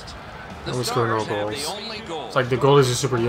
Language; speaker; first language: English; native; English